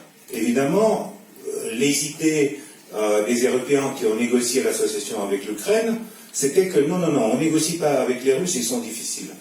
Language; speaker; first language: French; non-native, fluent; Russian